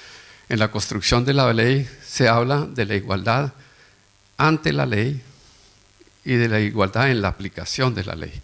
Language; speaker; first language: Spanish; native; Spanish